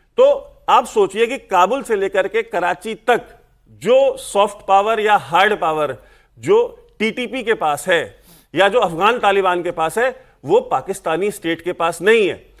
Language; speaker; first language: Hindi; native; Hindi